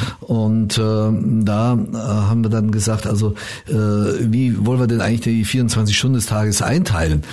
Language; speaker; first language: German; native; German